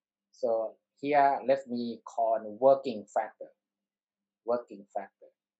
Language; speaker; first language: English; non-native, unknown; Thai